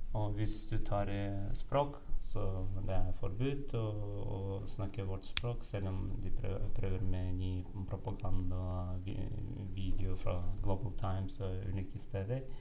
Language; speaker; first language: Norwegian; non-native, fluent; Uyghur